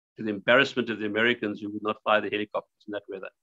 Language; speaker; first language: English; native; English